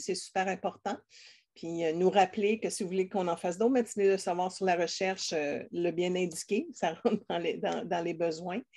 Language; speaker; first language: French; native; French